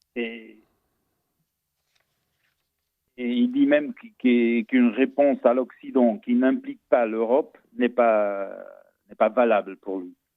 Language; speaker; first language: French; non-native, fluent; Portuguese